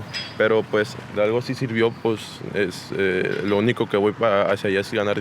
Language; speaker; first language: Spanish; native; Spanish